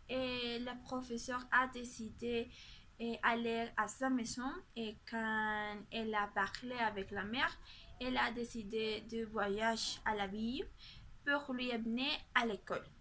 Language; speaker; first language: French; non-native, learner; Spanish